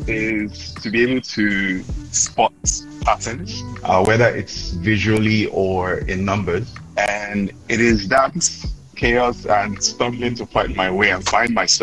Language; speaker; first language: English; non-native, local second language; Yoruba